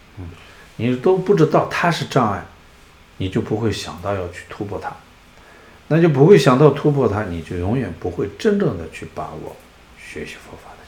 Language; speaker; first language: Chinese; non-native, local second language; Tibetan